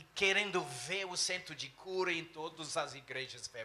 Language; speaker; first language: Portuguese; non-native, fluent; English